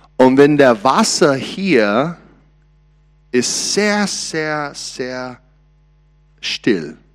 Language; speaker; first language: German; non-native, learner; English